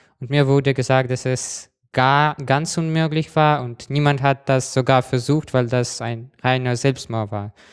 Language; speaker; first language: German; non-native, fluent; Russian